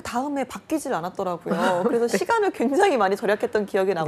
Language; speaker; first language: Korean; native; Korean